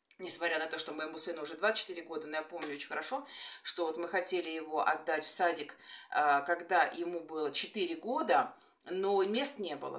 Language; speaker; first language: Russian; native; Russian